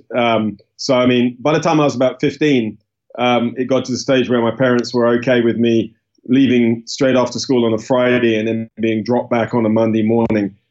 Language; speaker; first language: English; native; English